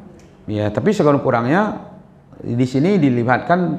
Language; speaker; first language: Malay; non-native, local second language; Minangkabau